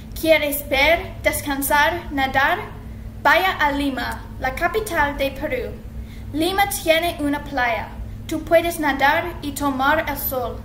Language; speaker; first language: Spanish; non-native, learner; English